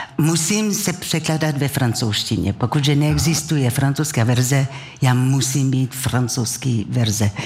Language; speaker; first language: Czech; non-native, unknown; French